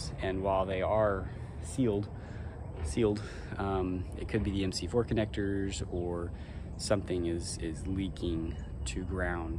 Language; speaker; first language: English; native; English